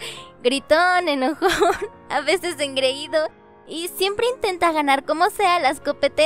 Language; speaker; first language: Spanish; native; Spanish